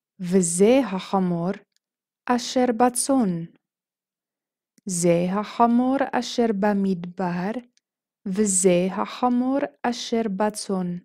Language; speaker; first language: Hebrew; non-native, fluent; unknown